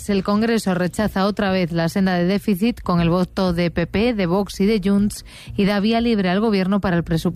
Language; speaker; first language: Spanish; native; Spanish